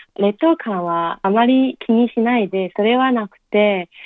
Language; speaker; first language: Japanese; non-native, learner; Chinese